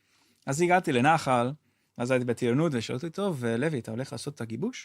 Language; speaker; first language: Hebrew; non-native, fluent; Dutch